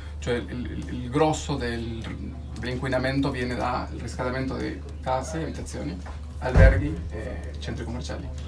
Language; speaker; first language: Italian; early bilingual, heritage; Spanish